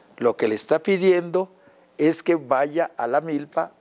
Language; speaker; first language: Spanish; non-native, local second language; Yucateco